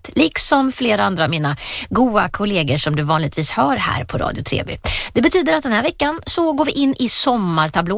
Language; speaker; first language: Swedish; native; Swedish